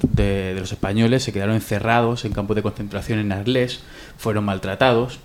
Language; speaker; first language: Spanish; native; Spanish